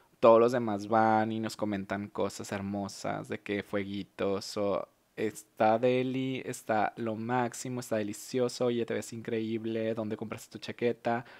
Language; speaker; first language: Spanish; native; Spanish